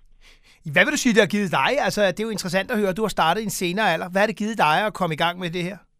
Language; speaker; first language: Danish; native; Danish